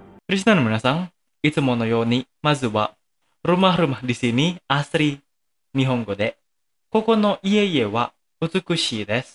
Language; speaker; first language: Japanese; non-native, fluent; Indonesian